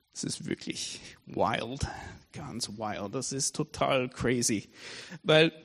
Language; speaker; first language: German; non-native, fluent; English